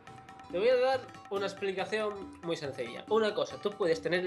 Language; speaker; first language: Spanish; native; Spanish